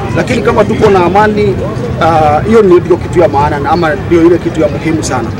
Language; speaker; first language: Swahili; non-native, local second language; Kikuyu